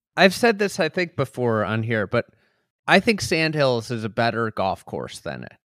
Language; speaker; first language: English; native; English